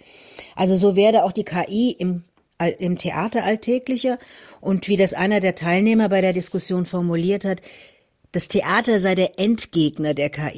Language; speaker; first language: German; native; German